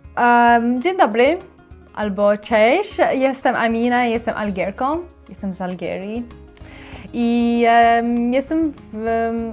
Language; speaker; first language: Polish; non-native, learner; Arabic